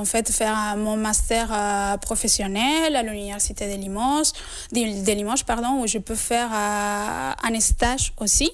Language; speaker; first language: French; non-native, fluent; Spanish